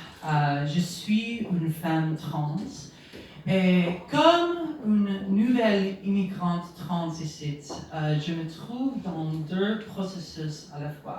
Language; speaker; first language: French; non-native, learner; English